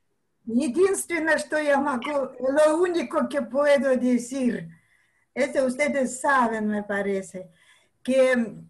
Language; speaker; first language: Spanish; non-native, fluent; Russian